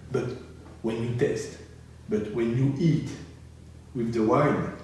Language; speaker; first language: English; non-native, learner; French